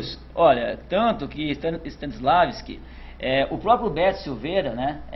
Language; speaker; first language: Portuguese; native; Portuguese